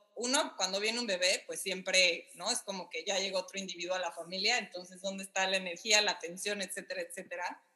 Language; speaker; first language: Spanish; native; Spanish